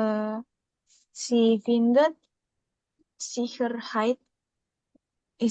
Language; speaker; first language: German; non-native, learner; Indonesian